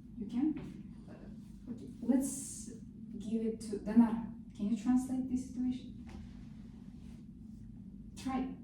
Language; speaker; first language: English; non-native, fluent; Kazakh